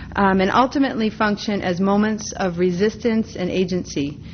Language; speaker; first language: English; native; English